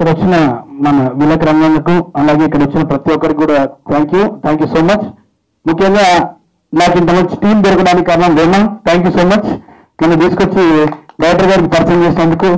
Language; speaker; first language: Telugu; native; Telugu